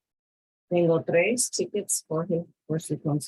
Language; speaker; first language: Spanish; non-native, fluent; English